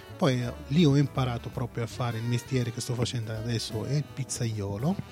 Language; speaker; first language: Italian; non-native, fluent; Arabic